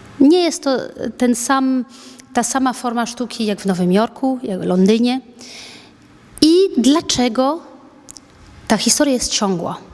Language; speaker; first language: Polish; early bilingual, heritage; French